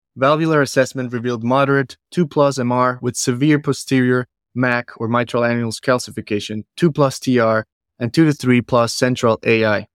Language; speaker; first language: English; non-native, fluent; Spanish